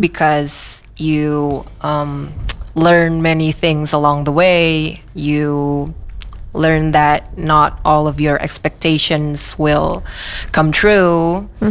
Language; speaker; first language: English; non-native, fluent; Indonesian